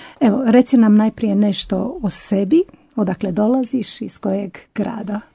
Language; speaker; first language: Croatian; native; Croatian